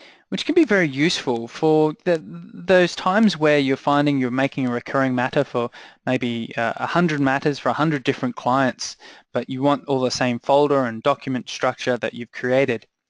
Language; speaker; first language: English; native; English